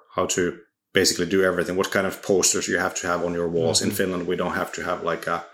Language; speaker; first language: English; non-native, fluent; Finnish